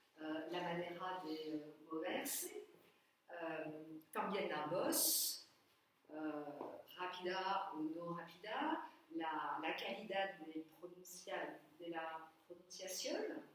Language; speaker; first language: Spanish; non-native, learner; French